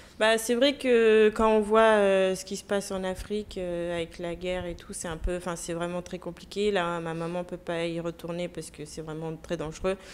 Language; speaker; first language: French; early bilingual, other home language; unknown